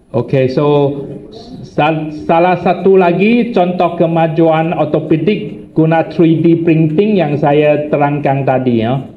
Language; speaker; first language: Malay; non-native, local second language; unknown